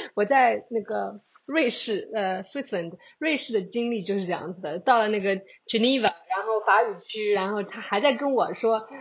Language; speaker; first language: Chinese; native; Chinese